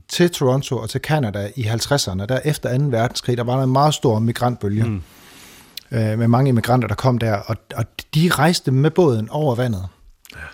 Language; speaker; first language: Danish; native; Danish